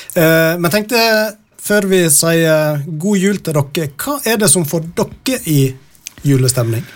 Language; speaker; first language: Norwegian; native; Norwegian